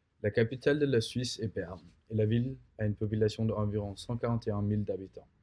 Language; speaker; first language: French; non-native, learner; Danish